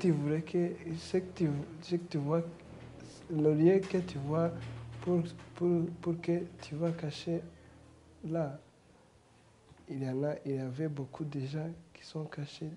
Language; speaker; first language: French; non-native, learner; Kinyarwanda